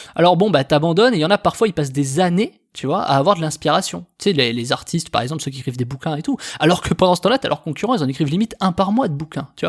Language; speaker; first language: French; native; French